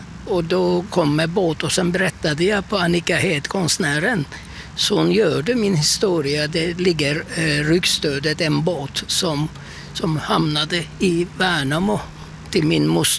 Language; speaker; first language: Swedish; non-native, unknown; Turkish